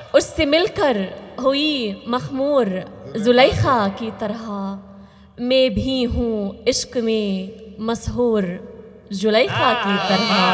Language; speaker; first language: Urdu; non-native, fluent; Arabic